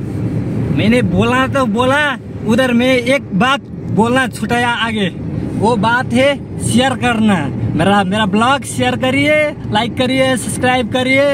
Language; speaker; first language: Hindi; non-native, learner; Nepali